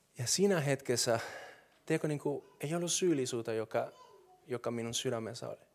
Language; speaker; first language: Finnish; non-native, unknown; Spanish